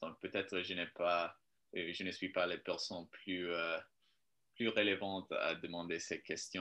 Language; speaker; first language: French; non-native, learner; English